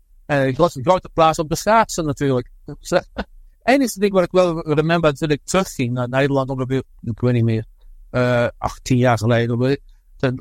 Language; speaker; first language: Dutch; early bilingual, heritage; Dutch